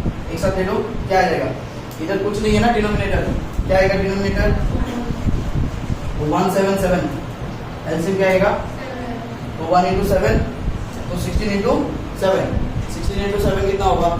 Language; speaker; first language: Hindi; native; Hindi